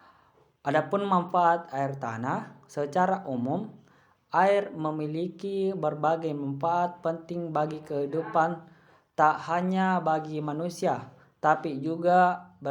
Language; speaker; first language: Indonesian; native; Indonesian